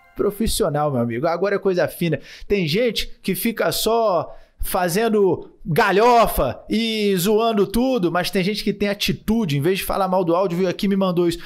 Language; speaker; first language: Portuguese; native; Portuguese